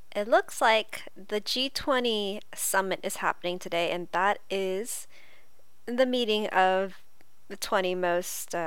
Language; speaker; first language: English; native; English